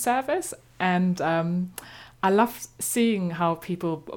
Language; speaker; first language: English; non-native, fluent; German